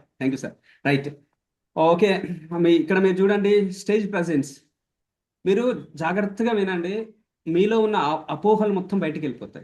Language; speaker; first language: Telugu; native; Telugu